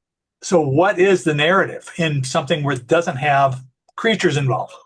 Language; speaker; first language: English; native; English